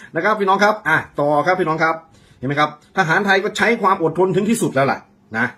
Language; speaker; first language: Thai; native; Thai